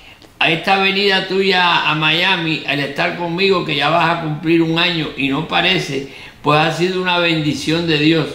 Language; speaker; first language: Spanish; native; Spanish